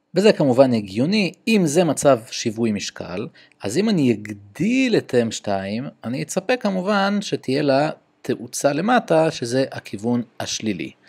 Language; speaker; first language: Hebrew; native; Hebrew